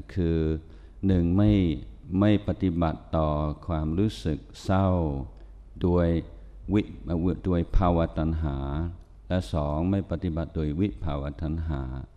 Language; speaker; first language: Thai; non-native, fluent; English